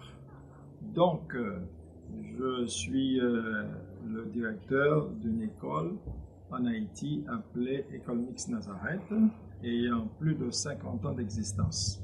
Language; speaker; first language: French; non-native, local second language; Haitian Creole